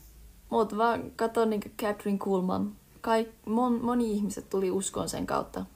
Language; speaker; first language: Finnish; early bilingual, heritage; Finnish